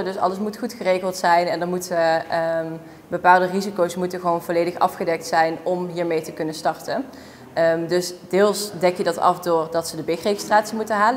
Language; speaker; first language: Dutch; native; Dutch